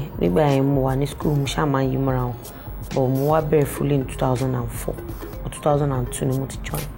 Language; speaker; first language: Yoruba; non-native, local second language; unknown